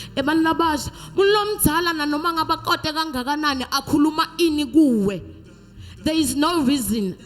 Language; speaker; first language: Zulu; non-native, local second language; Swati